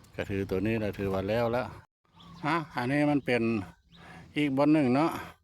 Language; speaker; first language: Lao; native; Lao